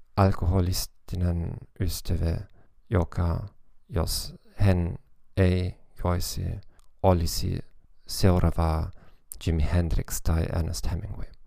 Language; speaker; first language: Finnish; non-native, fluent; German